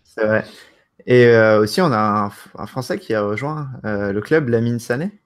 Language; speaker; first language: French; native; French